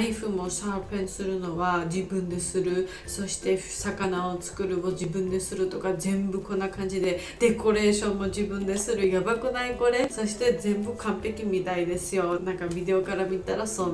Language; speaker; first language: Japanese; non-native, learner; Georgian